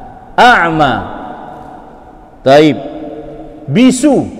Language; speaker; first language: Arabic; non-native, fluent; Indonesian